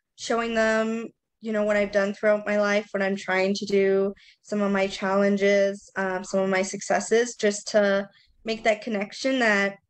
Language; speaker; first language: English; native; English